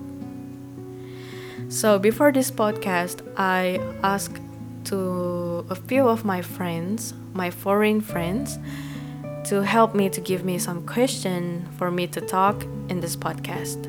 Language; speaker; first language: English; non-native, fluent; Indonesian